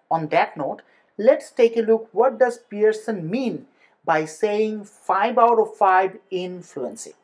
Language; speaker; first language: English; non-native, local second language; Bangla